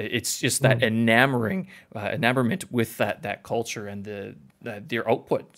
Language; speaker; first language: English; native; English